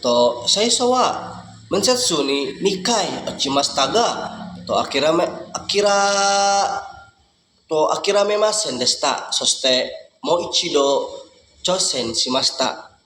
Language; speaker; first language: Japanese; non-native, learner; Indonesian